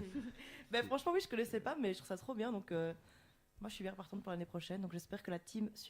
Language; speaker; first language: French; native; French